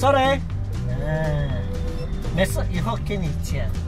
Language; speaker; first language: Chinese; non-native, learner; Indonesian